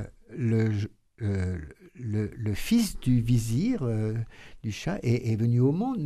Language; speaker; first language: French; native; French